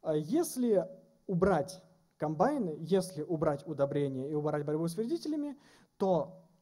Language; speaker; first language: Russian; native; Russian